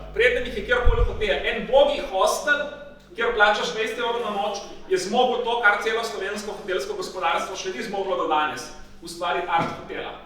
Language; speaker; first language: Slovenian; native; Slovenian